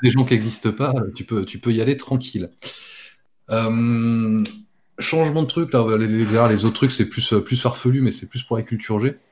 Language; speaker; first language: French; native; French